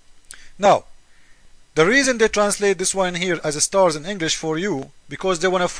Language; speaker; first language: English; non-native, fluent; Arabic